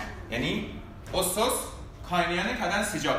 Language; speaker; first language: Turkish; non-native, fluent; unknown